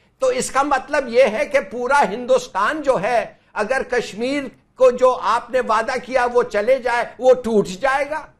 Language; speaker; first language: Urdu; native; Urdu